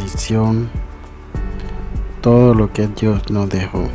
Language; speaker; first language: Spanish; non-native, local second language; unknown